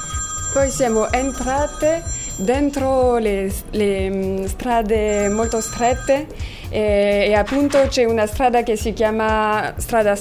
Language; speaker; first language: Italian; non-native, learner; French